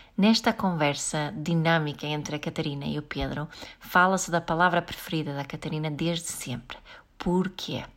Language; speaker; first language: Portuguese; native; Portuguese